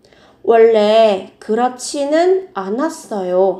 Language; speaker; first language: Korean; non-native, fluent; Vietnamese